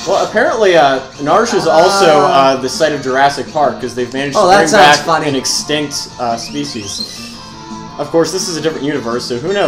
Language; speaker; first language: English; native; English